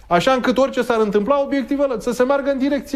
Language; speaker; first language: Romanian; native; Romanian